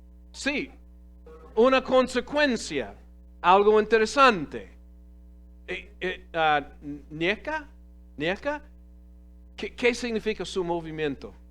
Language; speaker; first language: Spanish; non-native, fluent; English